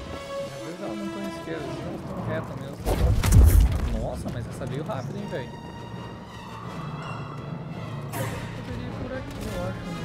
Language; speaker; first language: Portuguese; native; Portuguese